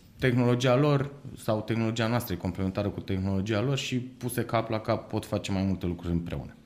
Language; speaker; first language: Romanian; native; Romanian